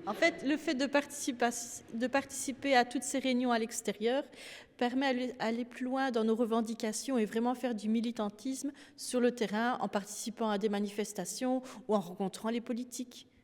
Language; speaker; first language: French; native; French